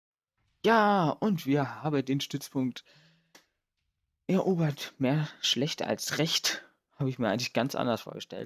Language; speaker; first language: German; native; German